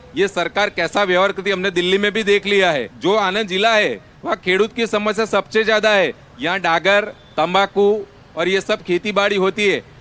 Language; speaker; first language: Hindi; non-native, local second language; Gujarati